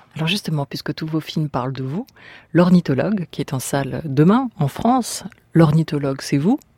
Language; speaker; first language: French; native; French